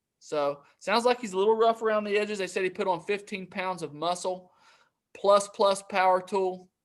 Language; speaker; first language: English; native; English